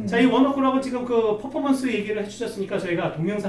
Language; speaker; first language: Korean; native; Korean